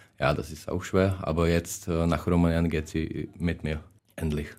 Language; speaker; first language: German; non-native, learner; Czech